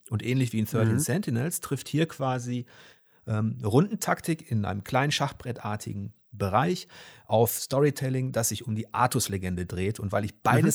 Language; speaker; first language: German; native; German